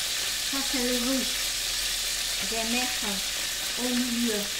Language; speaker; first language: French; non-native, learner; Vietnamese